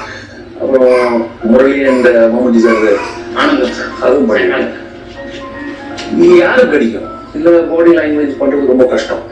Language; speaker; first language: Tamil; non-native, learner; Telugu